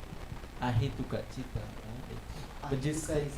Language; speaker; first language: English; non-native, learner; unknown